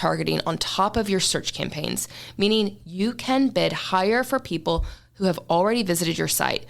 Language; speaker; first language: English; native; English